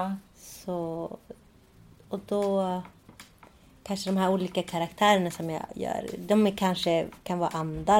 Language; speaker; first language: Swedish; early bilingual, other home language; Spanish